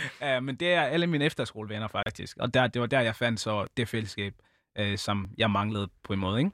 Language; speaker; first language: Danish; early bilingual, other home language; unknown